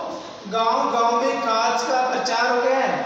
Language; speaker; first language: Hindi; native; Hindi